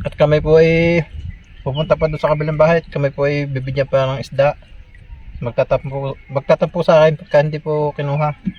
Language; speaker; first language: Filipino; native; Filipino